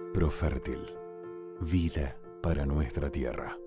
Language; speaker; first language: Spanish; non-native, fluent; Korean